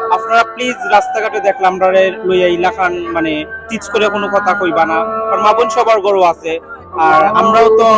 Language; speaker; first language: Bangla; native; Bangla